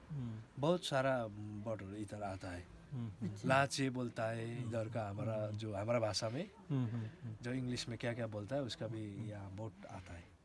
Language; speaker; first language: Hindi; non-native, local second language; Nepali